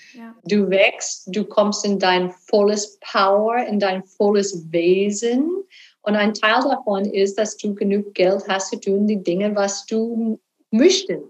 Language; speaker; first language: German; non-native, learner; English